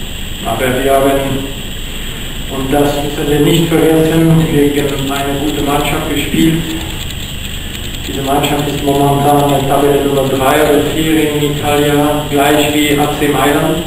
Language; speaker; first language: German; non-native, fluent; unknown